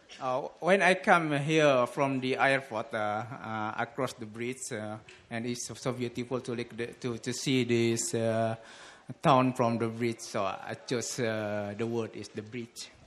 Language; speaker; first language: English; non-native, learner; Indonesian